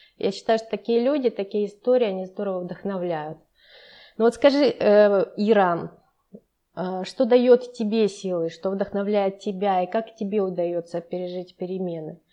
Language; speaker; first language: Russian; native; Russian